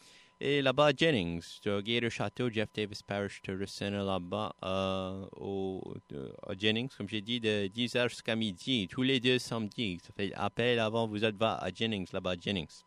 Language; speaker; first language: French; native; French